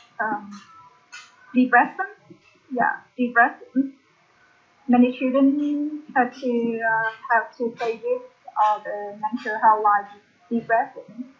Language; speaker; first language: English; non-native, learner; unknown